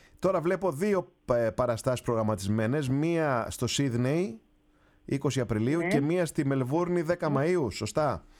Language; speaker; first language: Greek; native; Greek